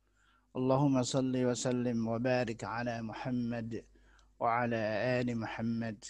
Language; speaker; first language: Arabic; non-native, fluent; Indonesian